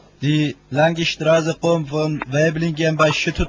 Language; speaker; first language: German; non-native, learner; Turkish